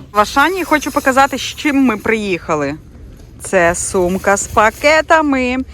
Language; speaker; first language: Ukrainian; non-native, local second language; Russian